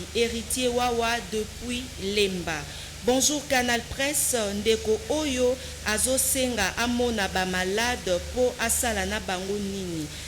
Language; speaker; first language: Lingala; native; Lingala